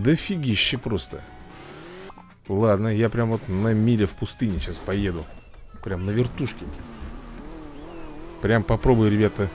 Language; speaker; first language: Russian; native; Russian